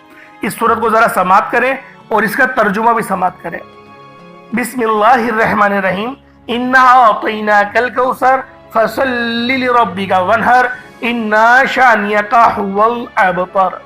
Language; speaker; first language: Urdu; native; Urdu